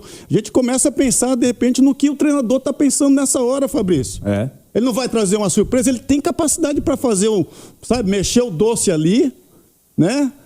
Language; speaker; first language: Portuguese; native; Portuguese